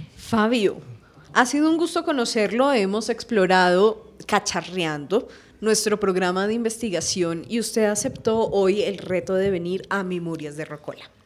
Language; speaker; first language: Spanish; native; Spanish